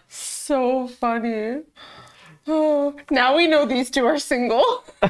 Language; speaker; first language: English; native; English